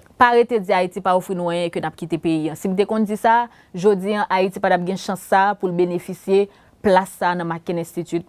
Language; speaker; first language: Haitian Creole; native; Haitian Creole